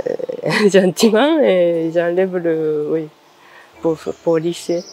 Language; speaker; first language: French; non-native, fluent; Japanese